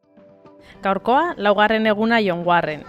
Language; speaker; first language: Basque; native; Basque